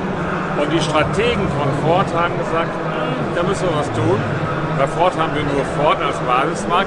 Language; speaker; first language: German; native; German